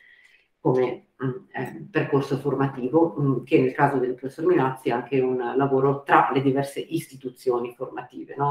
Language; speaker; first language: Italian; native; Italian